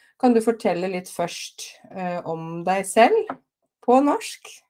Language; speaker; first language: Norwegian; native; Norwegian